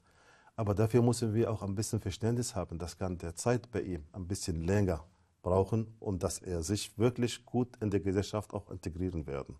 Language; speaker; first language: German; non-native, fluent; Arabic